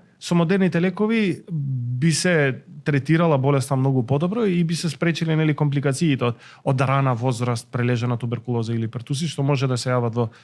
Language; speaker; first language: Macedonian; non-native, local second language; Albanian